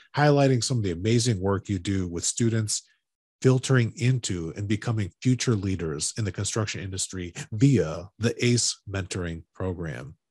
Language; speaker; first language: English; native; English